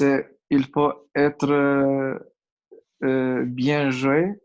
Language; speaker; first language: French; non-native, learner; Albanian